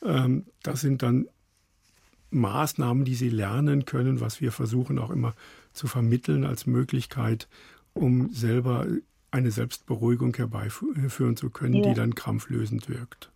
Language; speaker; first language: German; native; German